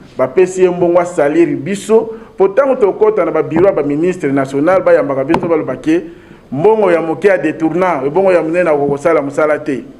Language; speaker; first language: Lingala; non-native, local second language; Kituba (Democratic Republic of Congo)